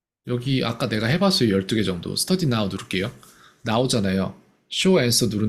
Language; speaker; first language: Korean; native; Korean